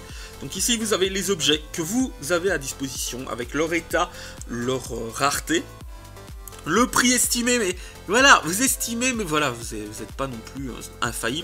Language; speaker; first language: French; native; French